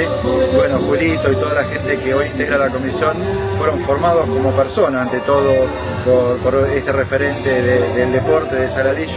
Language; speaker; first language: Spanish; native; Spanish